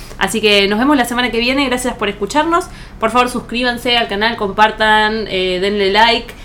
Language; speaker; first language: Spanish; native; Spanish